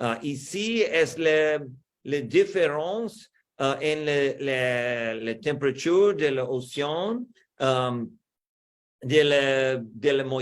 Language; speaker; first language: French; non-native, learner; English